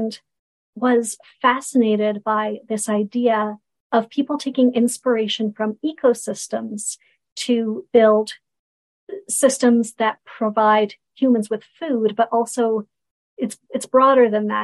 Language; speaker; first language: English; native; English